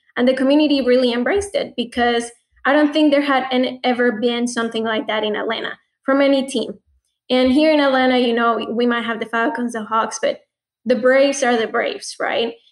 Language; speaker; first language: English; non-native, fluent; Spanish